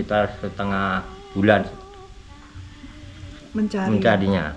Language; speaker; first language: Indonesian; non-native, local second language; Javanese